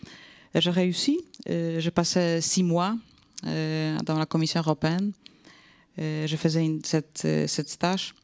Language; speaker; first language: French; non-native, fluent; Polish